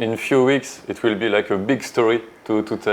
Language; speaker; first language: English; non-native, learner; French